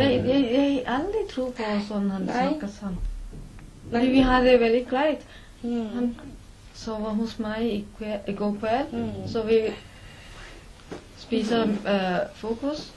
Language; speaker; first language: Norwegian; non-native, learner; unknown